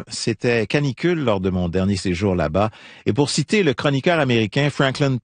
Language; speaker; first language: French; native; French